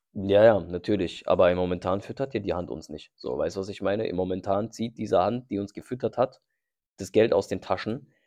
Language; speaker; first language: German; early bilingual, other home language; Turkish